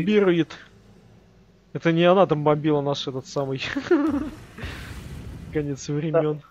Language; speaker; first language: Russian; native; Russian